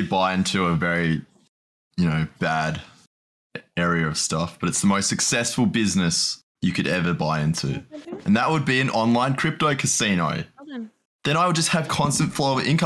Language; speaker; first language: English; native; English